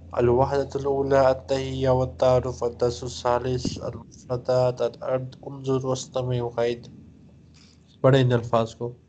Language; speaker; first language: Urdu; non-native, local second language; Punjabi